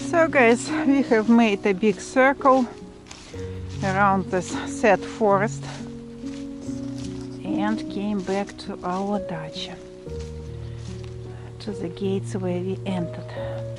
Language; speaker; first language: English; non-native, fluent; Russian